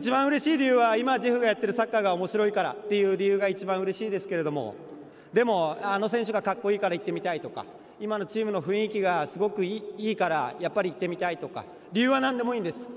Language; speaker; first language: Japanese; native; Japanese